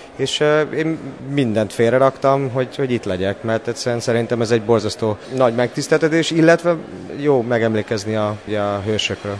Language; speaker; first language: Hungarian; non-native, fluent; English